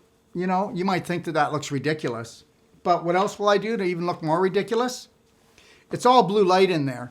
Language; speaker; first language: English; native; English